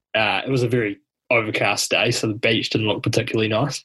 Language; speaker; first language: English; native; English